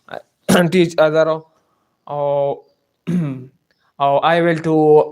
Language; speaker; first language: English; non-native, learner; Pashto